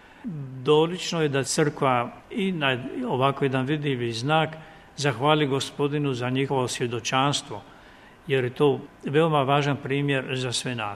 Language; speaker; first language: Croatian; native; Croatian